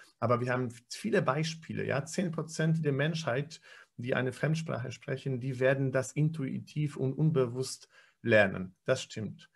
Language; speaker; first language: German; non-native, fluent; Polish